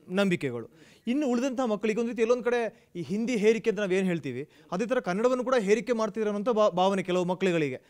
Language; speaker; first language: Kannada; non-native, local second language; Kodava